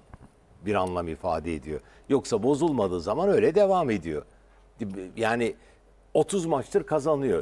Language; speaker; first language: Turkish; native; Turkish